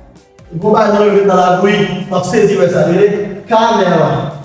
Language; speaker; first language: Portuguese; non-native, local second language; Haitian Creole